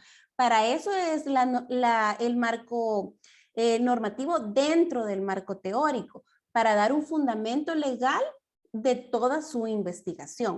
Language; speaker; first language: Spanish; native; Spanish